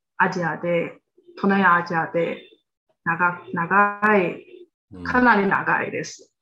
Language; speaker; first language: Japanese; non-native, fluent; Chinese